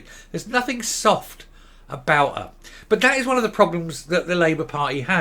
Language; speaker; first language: English; native; English